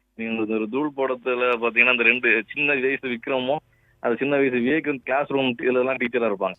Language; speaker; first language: Tamil; native; Tamil